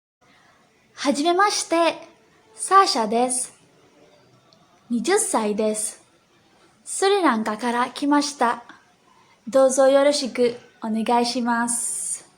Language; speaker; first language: Japanese; non-native, learner; Sinhala